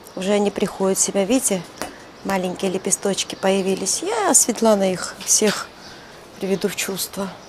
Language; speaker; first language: Russian; non-native, local second language; Georgian